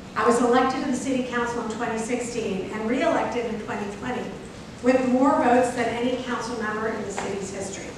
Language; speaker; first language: English; native; English